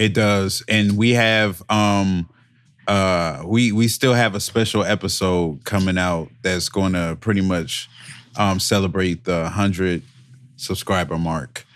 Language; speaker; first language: English; native; English